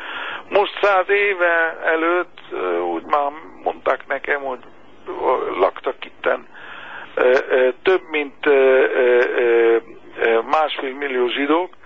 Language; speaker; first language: Hungarian; non-native, fluent; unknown